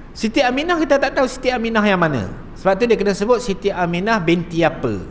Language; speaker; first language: Malay; native; Malay